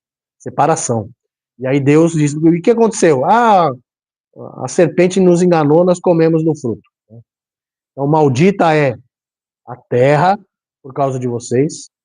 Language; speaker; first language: Portuguese; native; Portuguese